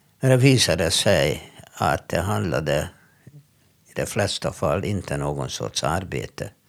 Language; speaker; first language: Swedish; non-native, fluent; Hungarian